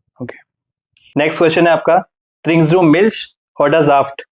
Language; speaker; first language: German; non-native, fluent; Hindi